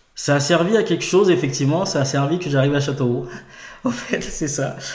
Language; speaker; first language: French; non-native, local second language; Ewe